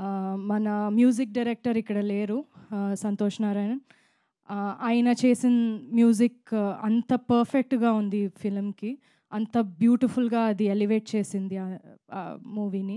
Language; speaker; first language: Telugu; non-native, local second language; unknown